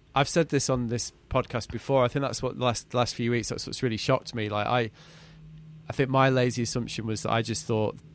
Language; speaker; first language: English; native; English